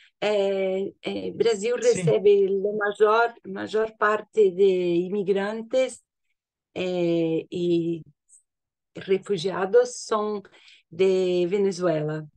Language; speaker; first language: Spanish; non-native, learner; Portuguese